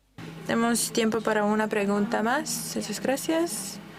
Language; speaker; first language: Spanish; non-native, fluent; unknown